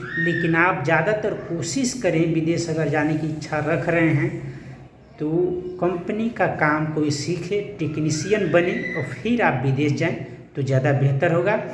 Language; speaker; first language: Hindi; native; Hindi